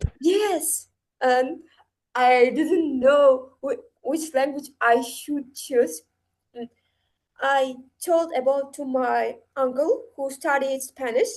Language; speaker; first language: English; non-native, learner; Uzbek